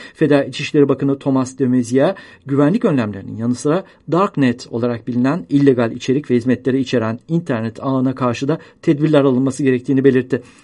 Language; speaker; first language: Turkish; native; Turkish